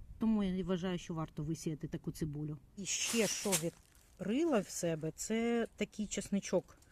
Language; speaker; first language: Ukrainian; native; Ukrainian